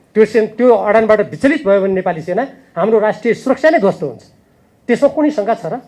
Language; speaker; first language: Nepali; native; Nepali